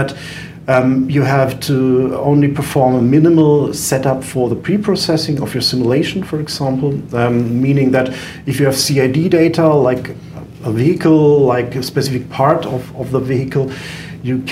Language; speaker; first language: English; non-native, fluent; German